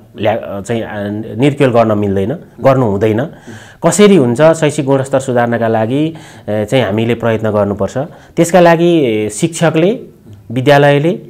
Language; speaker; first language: Nepali; native; Nepali